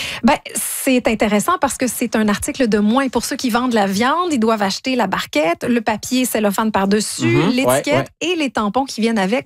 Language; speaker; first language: French; native; French